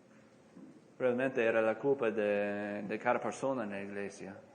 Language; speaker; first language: Spanish; non-native, fluent; English